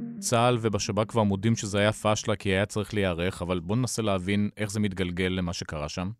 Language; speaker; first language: Hebrew; native; Hebrew